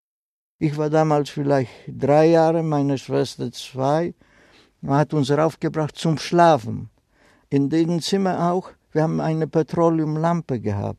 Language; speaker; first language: German; non-native, fluent; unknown